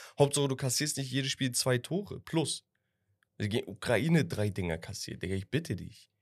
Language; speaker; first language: German; early bilingual, other home language; Turkish